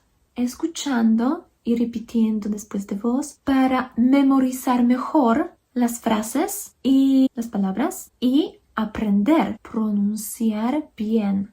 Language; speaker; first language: Spanish; non-native, fluent; Polish